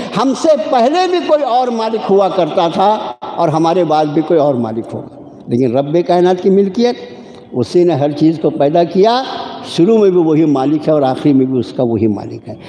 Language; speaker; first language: Urdu; native; Urdu